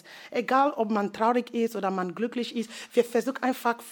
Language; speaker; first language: German; non-native, learner; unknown